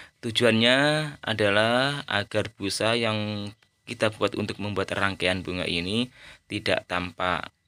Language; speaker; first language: Indonesian; non-native, local second language; Javanese